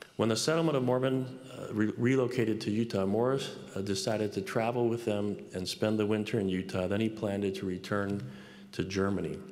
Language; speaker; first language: English; native; English